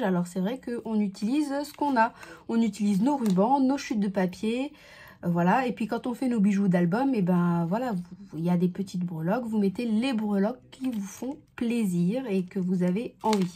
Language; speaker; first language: French; native; French